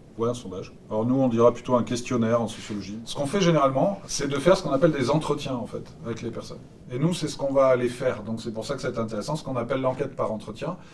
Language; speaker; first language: French; native; French